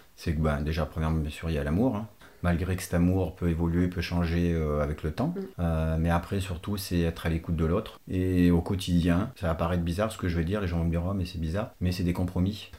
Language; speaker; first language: French; non-native, fluent; Portuguese